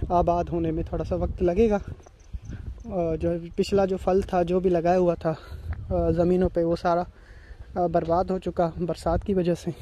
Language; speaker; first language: Urdu; native; Urdu